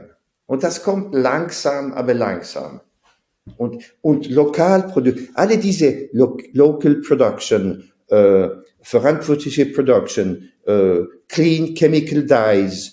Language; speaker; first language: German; non-native, fluent; French